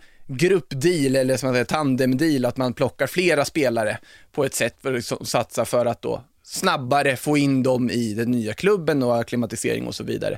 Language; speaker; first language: Swedish; native; Swedish